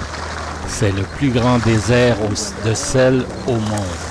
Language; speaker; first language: French; native; French